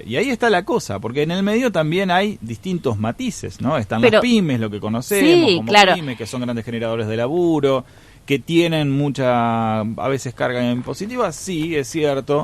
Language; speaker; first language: Spanish; native; Spanish